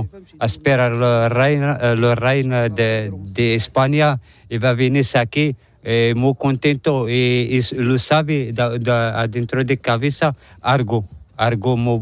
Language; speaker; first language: Spanish; non-native, learner; Arabic